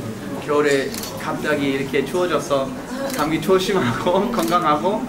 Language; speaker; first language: Korean; early bilingual, heritage; English